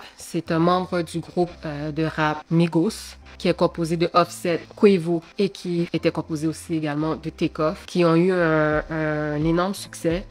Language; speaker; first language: French; early bilingual, other home language; Haitian Creole